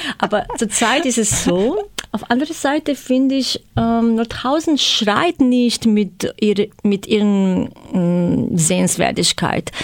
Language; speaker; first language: German; non-native, fluent; Croatian